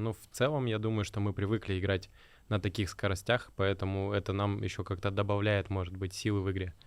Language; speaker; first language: Russian; native; Russian